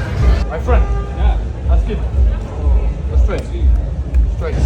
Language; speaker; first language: English; non-native, learner; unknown